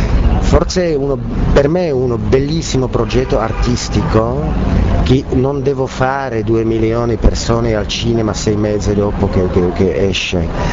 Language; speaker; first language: Italian; non-native, learner; Czech